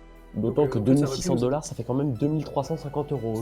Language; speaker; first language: French; native; French